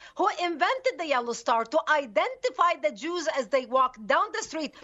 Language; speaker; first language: English; non-native, fluent; Arabic